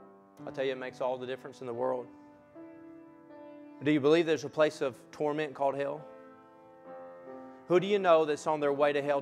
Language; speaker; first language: English; native; English